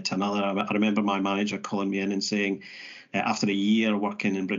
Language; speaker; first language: English; native; English